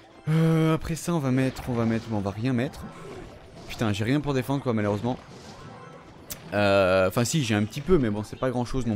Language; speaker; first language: French; native; French